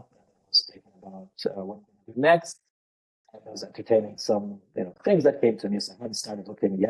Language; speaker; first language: English; non-native, fluent; Lithuanian